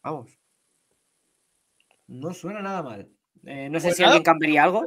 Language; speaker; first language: Spanish; native; Spanish